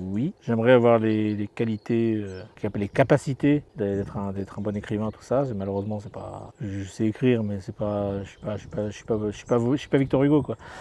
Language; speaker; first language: French; native; French